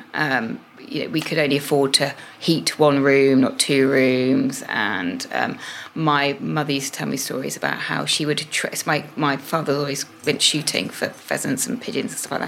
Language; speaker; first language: English; native; English